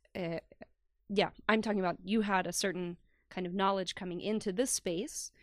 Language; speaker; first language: English; native; English